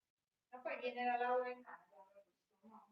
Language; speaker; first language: Italian; native; Italian